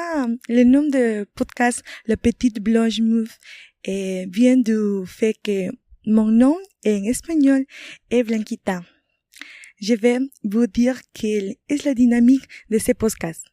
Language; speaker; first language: French; non-native, learner; Spanish